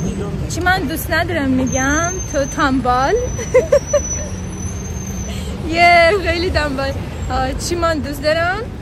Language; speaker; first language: Persian; non-native, learner; Turkish